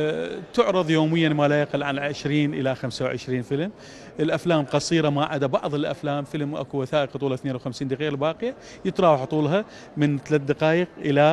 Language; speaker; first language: Arabic; native; Arabic